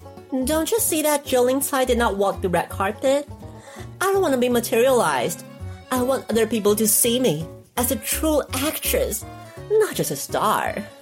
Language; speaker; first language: English; non-native, fluent; Chinese